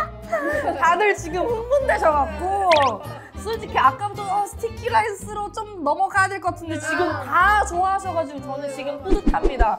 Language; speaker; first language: Korean; non-native, fluent; Thai